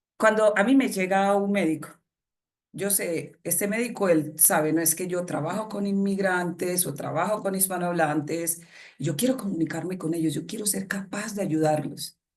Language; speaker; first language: Spanish; native; Spanish